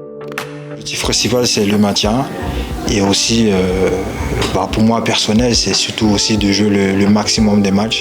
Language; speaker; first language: French; non-native, local second language; Haitian Creole